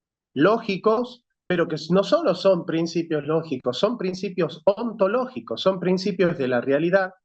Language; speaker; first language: Spanish; native; Spanish